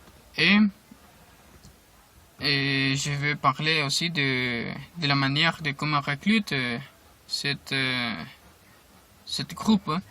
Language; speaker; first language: French; non-native, learner; Spanish